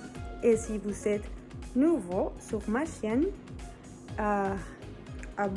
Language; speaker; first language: French; non-native, learner; Spanish